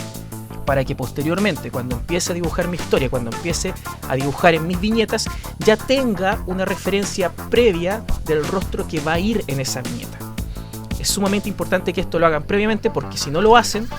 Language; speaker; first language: Spanish; native; Spanish